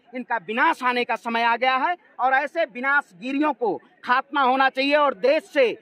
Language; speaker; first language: Hindi; native; Hindi